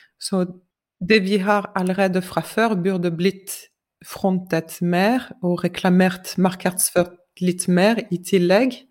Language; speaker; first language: Norwegian; non-native, fluent; French